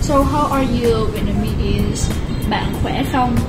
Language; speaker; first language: English; non-native, learner; Vietnamese